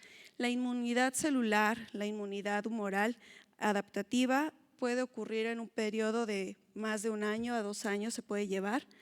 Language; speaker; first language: Spanish; native; Spanish